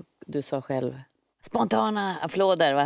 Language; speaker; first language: Swedish; native; Swedish